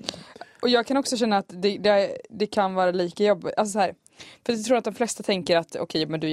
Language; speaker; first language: Swedish; native; Swedish